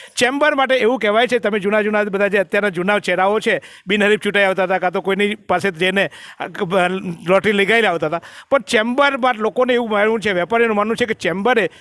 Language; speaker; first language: Gujarati; native; Gujarati